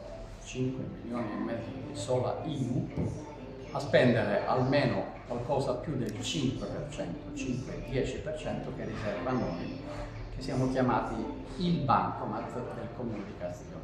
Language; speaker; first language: Italian; native; Italian